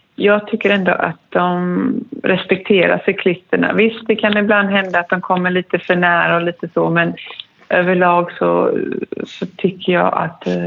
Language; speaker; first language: Swedish; native; Swedish